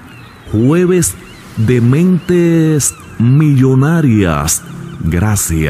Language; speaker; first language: Spanish; native; Spanish